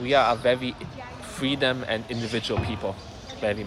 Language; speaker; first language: English; non-native, fluent; German